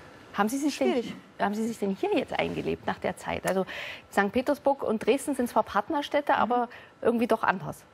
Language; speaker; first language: German; native; German